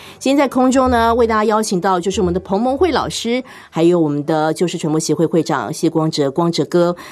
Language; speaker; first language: Chinese; native; Chinese